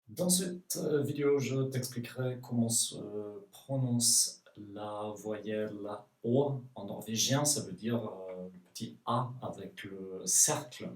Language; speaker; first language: French; non-native, fluent; Norwegian